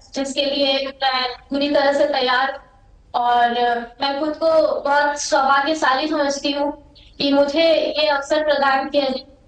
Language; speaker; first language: Hindi; native; Hindi